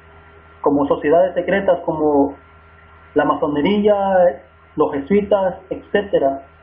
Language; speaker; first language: Spanish; native; Spanish